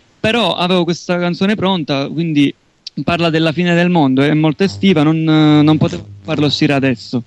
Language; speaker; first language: Italian; native; Italian